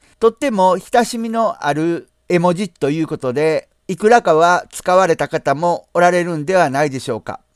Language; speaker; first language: Japanese; native; Japanese